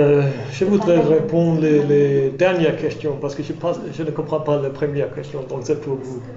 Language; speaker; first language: French; non-native, learner; English